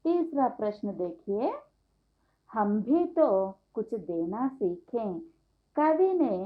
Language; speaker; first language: Hindi; non-native, local second language; Telugu